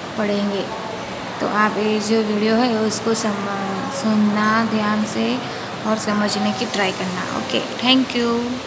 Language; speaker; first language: Hindi; non-native, local second language; Gujarati